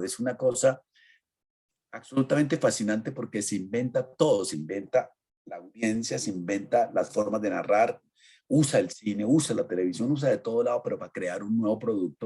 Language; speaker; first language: Spanish; native; Spanish